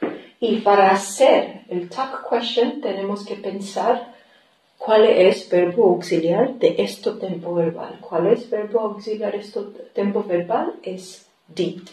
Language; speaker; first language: Spanish; non-native, fluent; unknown